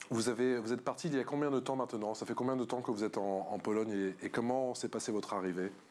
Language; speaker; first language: French; native; French